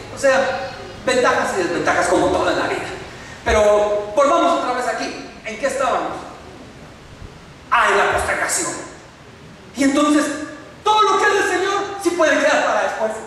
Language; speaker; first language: Spanish; native; Spanish